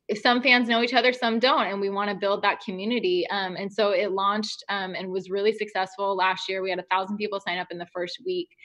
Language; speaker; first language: English; native; English